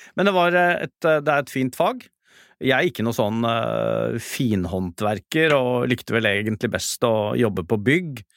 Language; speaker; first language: Norwegian; native; Norwegian